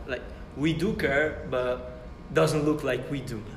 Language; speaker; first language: English; non-native, fluent; Italian